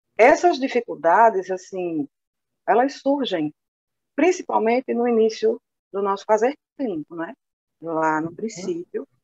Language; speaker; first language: Portuguese; native; Portuguese